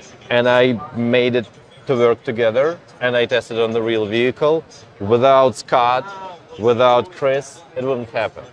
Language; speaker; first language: English; non-native, fluent; Russian